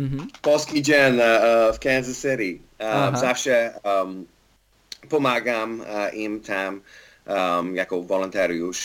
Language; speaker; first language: Polish; non-native, learner; English